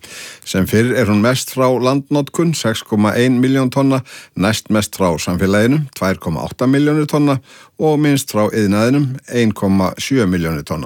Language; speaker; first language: Icelandic; native; Icelandic